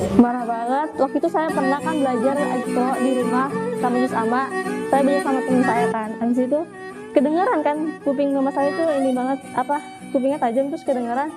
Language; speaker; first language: Indonesian; native; Indonesian